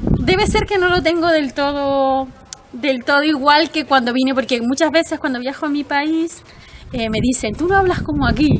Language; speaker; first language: Spanish; native; Spanish